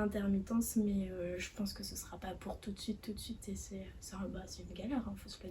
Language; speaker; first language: French; native; French